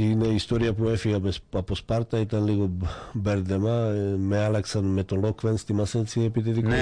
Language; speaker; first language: Greek; non-native, fluent; Slovak